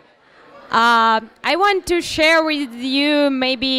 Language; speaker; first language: English; non-native, learner; Russian